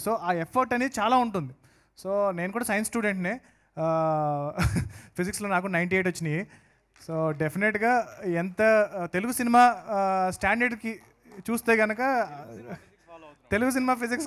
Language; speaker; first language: Telugu; native; Telugu